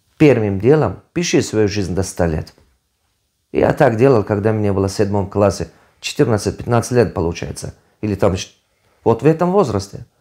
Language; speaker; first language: Russian; non-native, local second language; Tajik